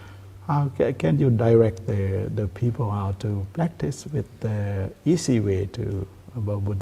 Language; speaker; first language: English; non-native, learner; Thai